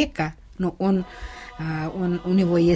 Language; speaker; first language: Russian; non-native, local second language; Uzbek